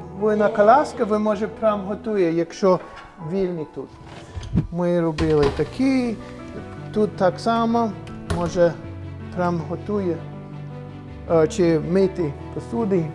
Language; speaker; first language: Ukrainian; non-native, learner; English